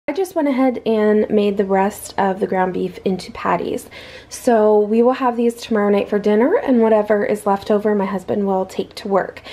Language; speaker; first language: English; native; English